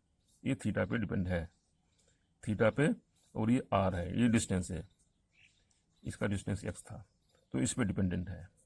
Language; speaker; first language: Hindi; native; Hindi